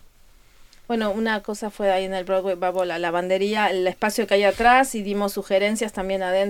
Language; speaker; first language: Spanish; native; Spanish